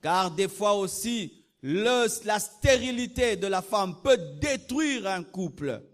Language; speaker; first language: French; non-native, local second language; Lingala